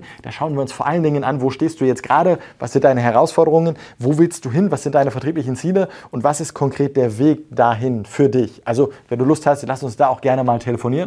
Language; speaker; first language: German; native; German